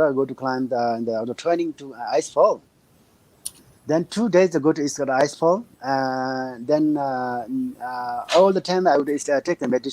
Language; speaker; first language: English; non-native, learner; Nepali